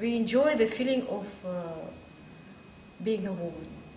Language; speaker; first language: English; non-native, fluent; Russian